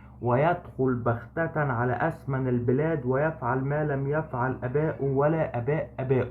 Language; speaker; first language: Arabic; native; Arabic